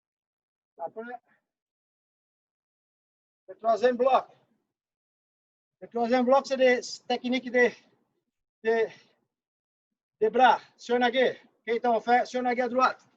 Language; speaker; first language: French; non-native, fluent; Portuguese